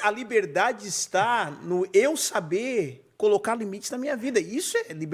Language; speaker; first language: Portuguese; native; Portuguese